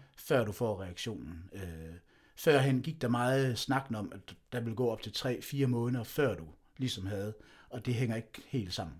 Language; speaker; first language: Danish; native; Danish